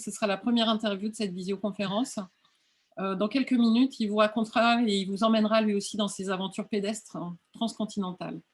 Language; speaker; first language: French; native; French